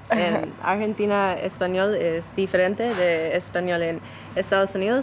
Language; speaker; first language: Spanish; non-native, learner; English